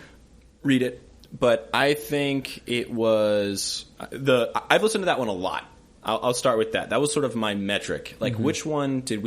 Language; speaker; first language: English; native; English